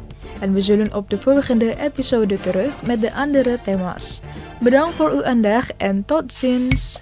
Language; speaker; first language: Dutch; non-native, fluent; Indonesian